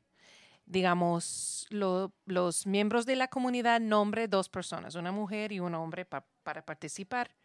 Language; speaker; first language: Spanish; non-native, learner; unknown